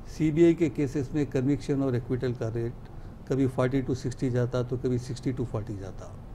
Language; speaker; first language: Hindi; non-native, local second language; Urdu